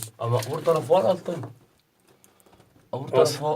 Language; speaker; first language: Turkish; non-native, learner; Arabic